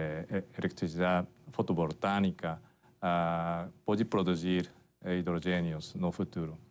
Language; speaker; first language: Portuguese; non-native, fluent; Japanese